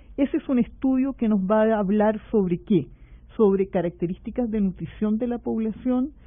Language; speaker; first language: Spanish; native; Spanish